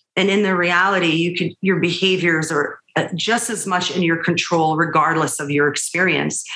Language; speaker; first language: English; early bilingual, other home language; Hebrew